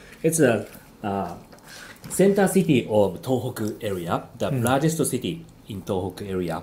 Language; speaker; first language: English; non-native, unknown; Japanese